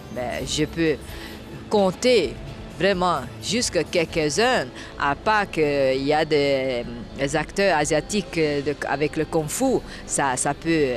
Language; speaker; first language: French; non-native, fluent; Chinese